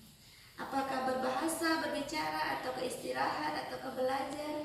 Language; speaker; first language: Indonesian; native; Indonesian